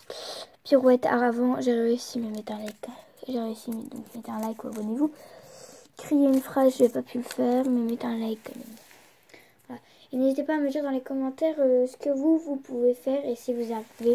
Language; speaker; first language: French; native; French